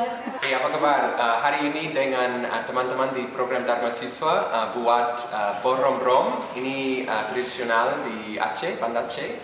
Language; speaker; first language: Indonesian; non-native, learner; English